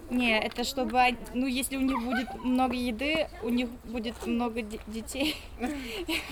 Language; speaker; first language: Russian; early bilingual, heritage; Russian